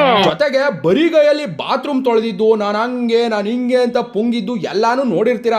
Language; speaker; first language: Kannada; native; Kannada